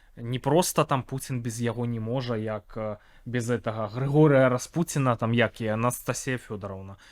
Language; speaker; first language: Belarusian; non-native, local second language; Russian